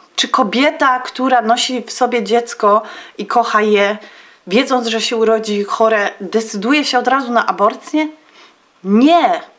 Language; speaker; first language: Polish; native; Polish